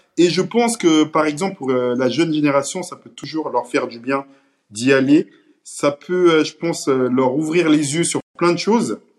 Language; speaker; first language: French; early bilingual, other home language; Kabuverdianu